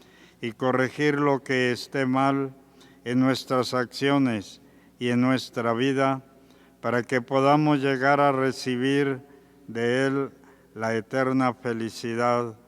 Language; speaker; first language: Spanish; native; Spanish